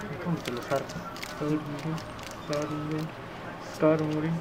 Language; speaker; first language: Spanish; native; Spanish